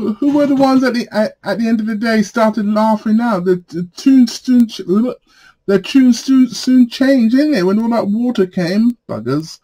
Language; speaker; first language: English; native; English